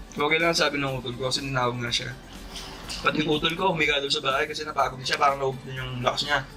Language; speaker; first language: Filipino; native; Filipino